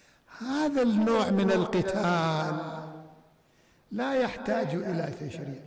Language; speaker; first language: Arabic; native; Arabic